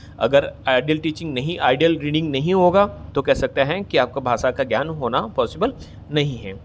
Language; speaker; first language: Hindi; native; Hindi